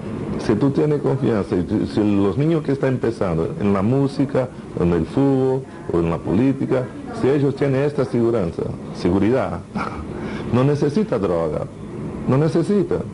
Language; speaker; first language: Spanish; non-native, fluent; Portuguese